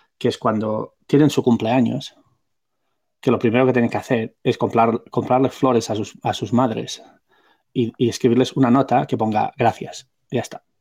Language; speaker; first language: Spanish; non-native, local second language; Catalan